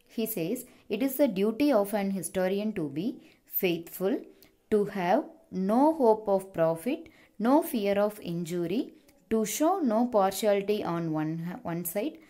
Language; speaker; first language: English; non-native, local second language; Tamil